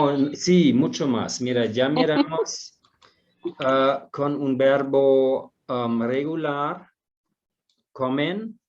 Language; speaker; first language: Spanish; non-native, fluent; German